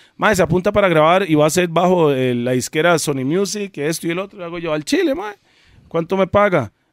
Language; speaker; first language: Spanish; early bilingual, other home language; English